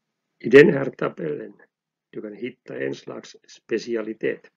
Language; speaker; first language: Swedish; non-native, local second language; Finnish